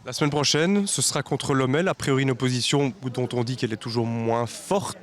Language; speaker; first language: French; native; French